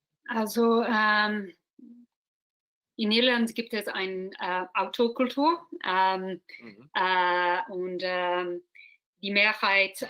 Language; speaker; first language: German; non-native, learner; English